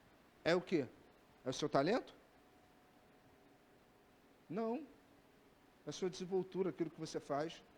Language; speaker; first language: Portuguese; native; Portuguese